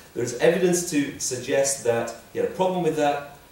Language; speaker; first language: English; native; English